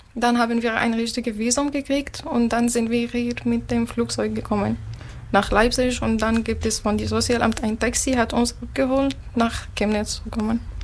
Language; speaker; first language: German; non-native, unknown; Arabic